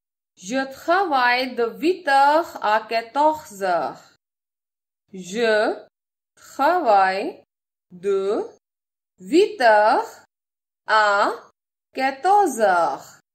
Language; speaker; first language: French; non-native, fluent; Hindi